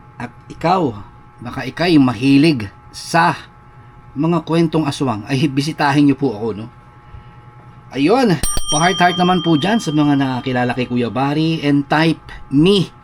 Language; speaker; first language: Filipino; non-native, local second language; Pampanga